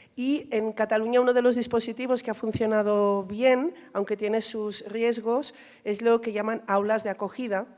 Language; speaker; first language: Spanish; native; Spanish